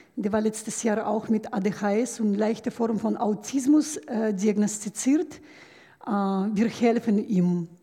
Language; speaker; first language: German; non-native, fluent; Russian